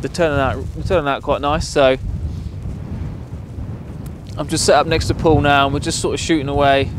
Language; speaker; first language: English; native; English